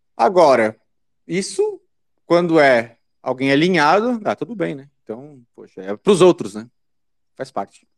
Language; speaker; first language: Portuguese; native; Portuguese